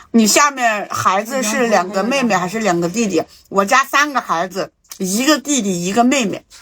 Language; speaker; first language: Chinese; native; Chinese